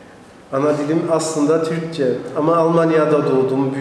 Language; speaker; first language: Turkish; early bilingual, heritage; Turkish